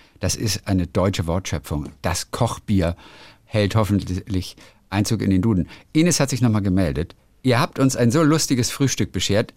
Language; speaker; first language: German; native; German